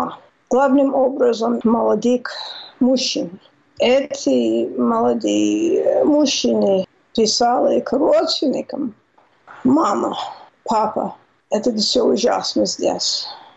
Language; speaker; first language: Russian; non-native, fluent; English